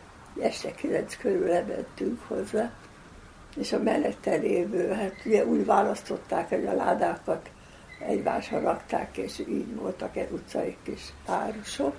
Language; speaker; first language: Hungarian; native; Hungarian